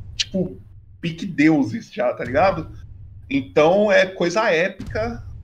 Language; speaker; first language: Portuguese; native; Portuguese